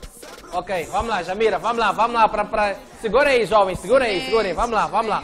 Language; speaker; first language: Portuguese; native; Portuguese